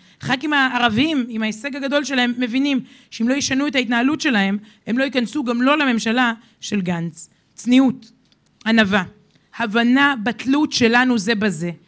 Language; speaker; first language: Hebrew; native; Hebrew